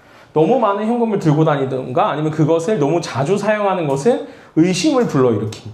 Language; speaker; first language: Korean; native; Korean